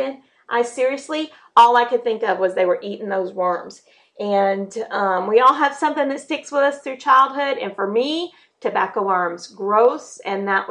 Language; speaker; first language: English; native; English